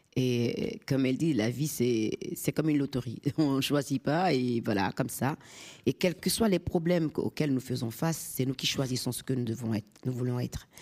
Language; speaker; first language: French; non-native, local second language; Fon